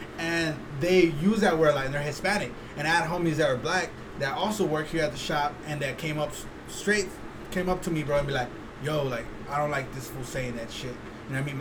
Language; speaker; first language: English; early bilingual, other home language; Spanish